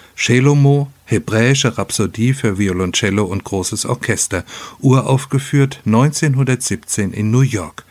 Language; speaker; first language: German; native; German